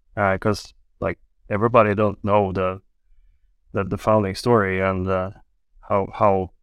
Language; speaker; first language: English; non-native, fluent; Swedish